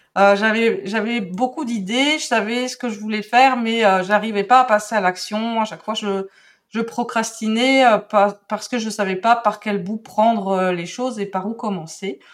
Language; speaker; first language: French; native; French